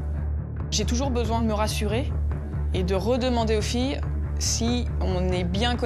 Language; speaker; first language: French; native; French